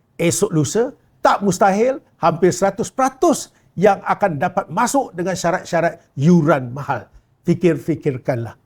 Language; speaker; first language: Malay; non-native, local second language; Chinese